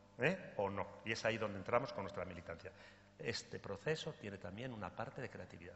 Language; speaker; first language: Spanish; native; Spanish